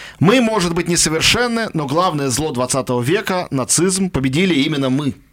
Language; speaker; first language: Russian; native; Russian